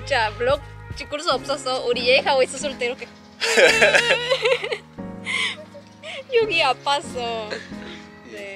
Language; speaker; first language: Korean; non-native, learner; Spanish